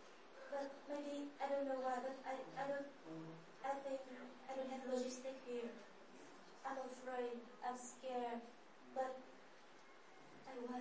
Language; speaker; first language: English; non-native, learner; Vietnamese